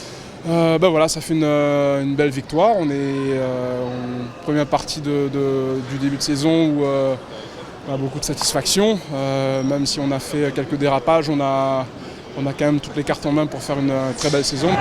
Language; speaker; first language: French; native; French